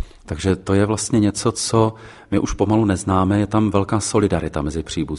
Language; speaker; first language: Czech; native; Czech